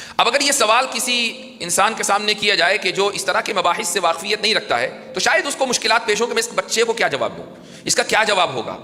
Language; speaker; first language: Urdu; native; Urdu